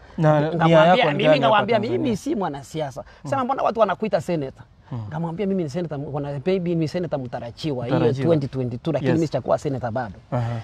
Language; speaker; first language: Swahili; non-native, local second language; Gusii